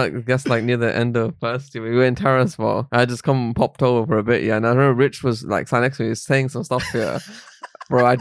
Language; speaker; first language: English; native; English